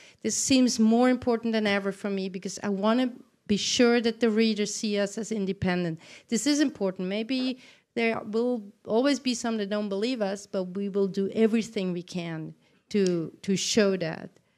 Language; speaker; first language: English; non-native, fluent; German